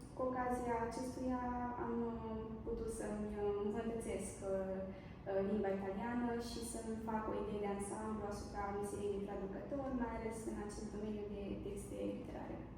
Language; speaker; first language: Romanian; early bilingual, heritage; Romanian